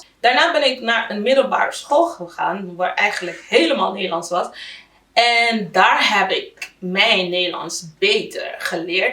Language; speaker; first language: Dutch; non-native, local second language; Haitian Creole